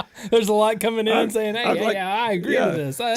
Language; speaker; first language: English; native; English